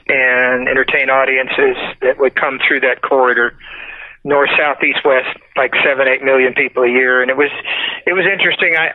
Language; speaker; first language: English; native; English